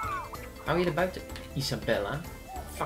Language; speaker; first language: Dutch; native; Dutch